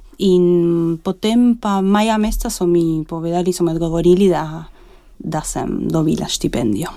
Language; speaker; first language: Slovenian; early bilingual, heritage; Slovenian